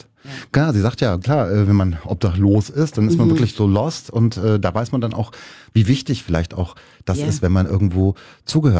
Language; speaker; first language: German; native; German